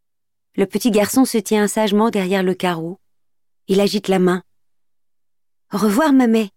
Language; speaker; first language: French; native; French